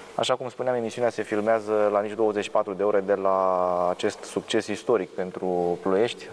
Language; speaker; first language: Romanian; native; Romanian